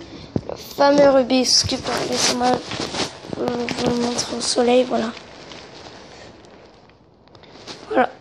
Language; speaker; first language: French; native; French